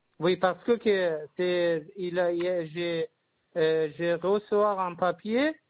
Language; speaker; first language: French; non-native, learner; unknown